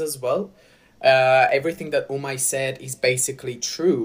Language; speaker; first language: English; non-native, fluent; Greek